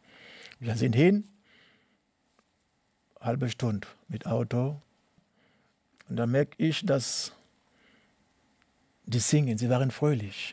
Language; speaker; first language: German; non-native, learner; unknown